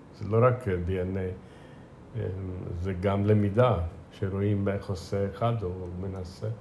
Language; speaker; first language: Hebrew; non-native, fluent; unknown